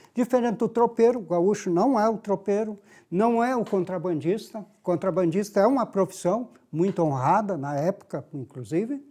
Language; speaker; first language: Portuguese; native; Portuguese